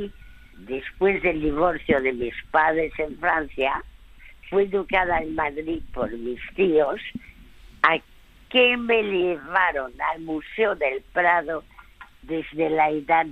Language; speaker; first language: Spanish; early bilingual, other home language; French